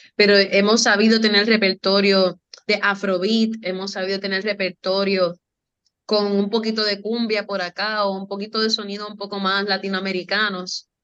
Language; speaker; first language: Spanish; native; Spanish